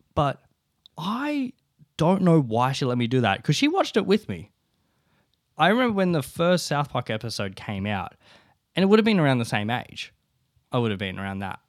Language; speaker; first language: English; native; English